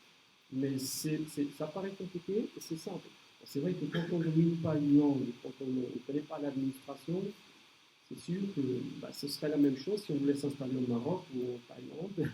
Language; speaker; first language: French; native; French